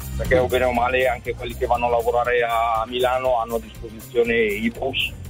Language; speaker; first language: Italian; native; Italian